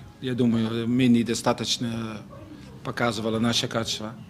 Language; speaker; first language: Russian; non-native, learner; Dutch